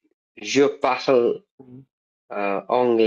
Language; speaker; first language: French; non-native, learner; Bangla